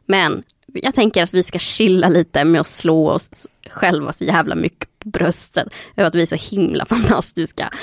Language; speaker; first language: Swedish; early bilingual, other home language; Spanish